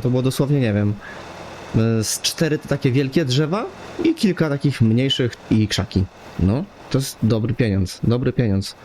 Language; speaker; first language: Polish; native; Polish